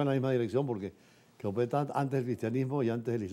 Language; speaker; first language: Spanish; native; Spanish